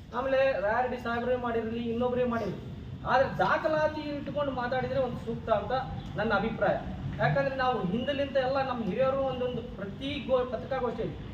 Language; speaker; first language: Kannada; native; Kannada